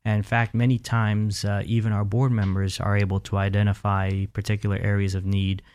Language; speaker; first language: English; native; English